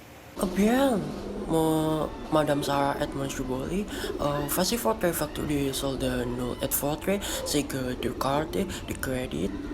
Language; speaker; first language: French; non-native, learner; Indonesian